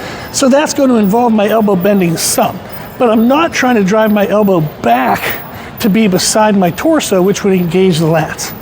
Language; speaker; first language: English; native; English